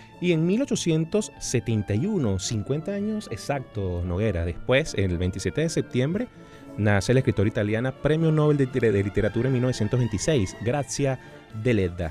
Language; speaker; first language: Spanish; native; Spanish